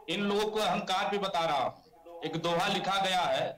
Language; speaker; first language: Hindi; native; Hindi